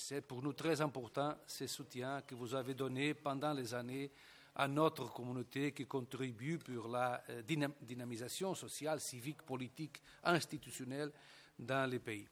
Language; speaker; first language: French; non-native, fluent; Portuguese